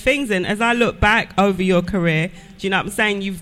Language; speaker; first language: English; native; English